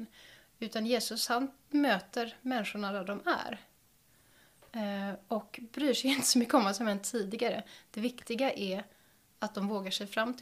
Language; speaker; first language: Swedish; native; Swedish